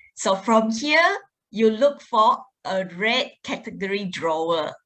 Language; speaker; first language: English; non-native, local second language; Malay